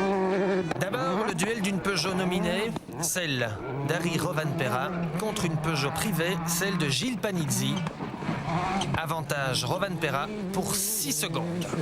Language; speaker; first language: French; native; French